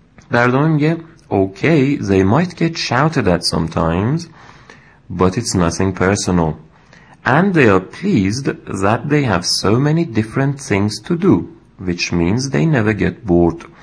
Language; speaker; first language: English; non-native, fluent; Persian